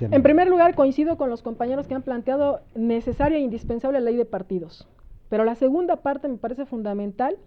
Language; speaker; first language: Spanish; native; Spanish